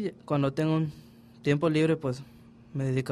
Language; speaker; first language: Spanish; native; Spanish